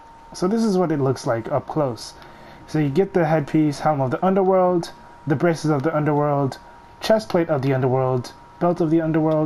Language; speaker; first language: English; native; English